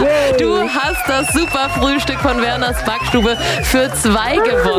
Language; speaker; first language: German; native; German